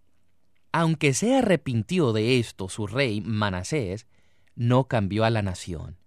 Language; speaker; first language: Spanish; native; Spanish